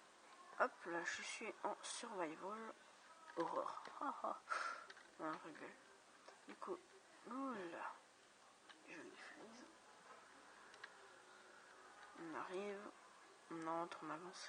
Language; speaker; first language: French; native; French